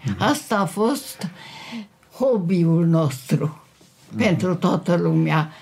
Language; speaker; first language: Romanian; non-native, local second language; Hungarian